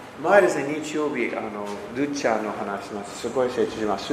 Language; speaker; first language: Japanese; non-native, learner; English